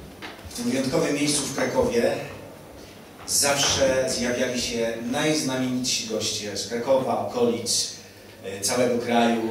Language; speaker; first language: Polish; native; Polish